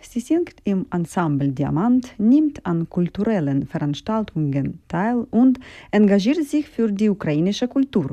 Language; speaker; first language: German; non-native, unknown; Ukrainian